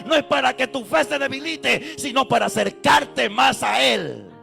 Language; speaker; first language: Spanish; native; Spanish